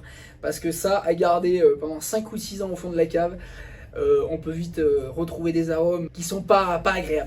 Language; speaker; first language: French; native; French